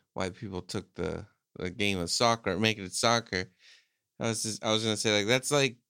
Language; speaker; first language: English; early bilingual, other home language; Spanish